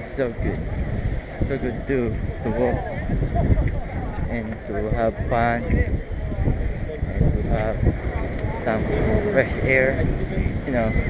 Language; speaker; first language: English; non-native, local second language; Filipino